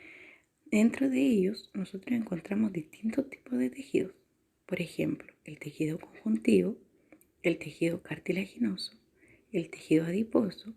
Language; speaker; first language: Spanish; native; Spanish